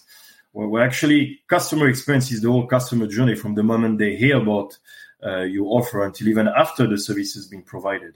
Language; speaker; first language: English; non-native, fluent; French